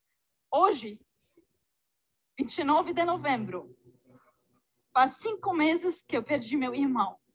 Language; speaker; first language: Portuguese; non-native, fluent; Arabic